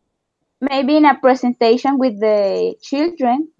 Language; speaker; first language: English; non-native, learner; Spanish